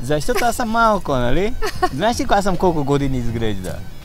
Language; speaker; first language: Bulgarian; non-native, learner; Japanese